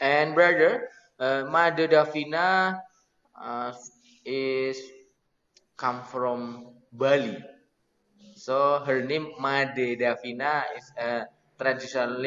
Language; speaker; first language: English; non-native, learner; Indonesian